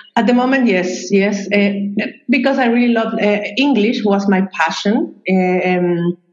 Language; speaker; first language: English; non-native, fluent; Spanish